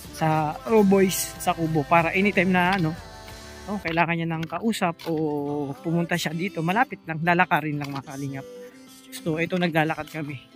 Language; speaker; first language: Filipino; native; Filipino